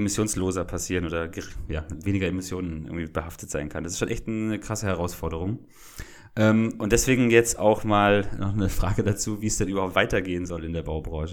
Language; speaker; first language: German; native; German